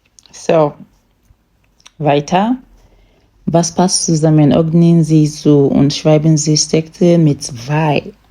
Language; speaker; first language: German; non-native, fluent; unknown